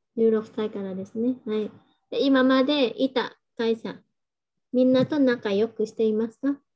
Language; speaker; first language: Japanese; non-native, fluent; Vietnamese